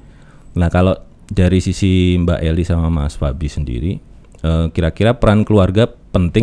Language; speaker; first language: Indonesian; native; Indonesian